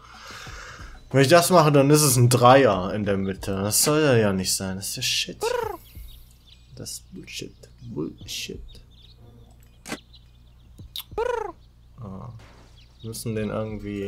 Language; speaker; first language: German; native; German